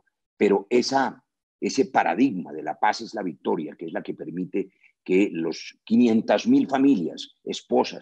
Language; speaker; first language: Spanish; native; Spanish